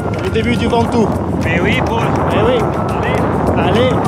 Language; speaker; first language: French; native; French